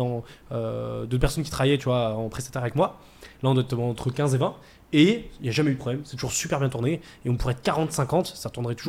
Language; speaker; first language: French; native; French